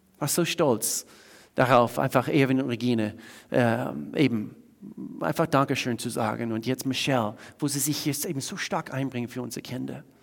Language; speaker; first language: German; non-native, fluent; English